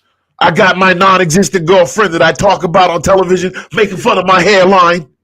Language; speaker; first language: English; native; English